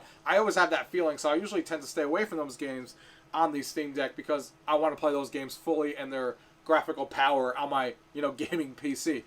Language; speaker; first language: English; native; English